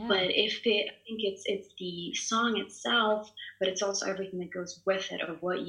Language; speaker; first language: English; non-native, fluent; Italian